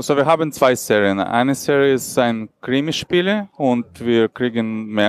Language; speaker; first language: German; non-native, learner; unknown